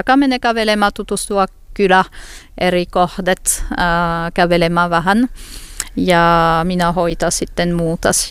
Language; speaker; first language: Finnish; non-native, learner; French